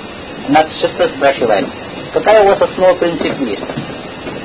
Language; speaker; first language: Russian; non-native, learner; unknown